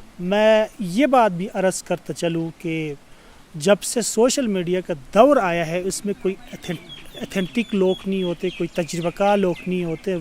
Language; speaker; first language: Urdu; non-native, local second language; Khowar